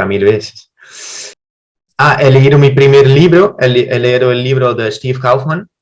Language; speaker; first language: Spanish; non-native, fluent; Dutch